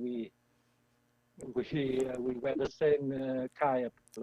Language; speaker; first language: English; non-native, learner; Vietnamese